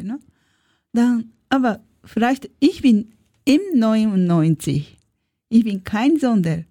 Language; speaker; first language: German; non-native, learner; Japanese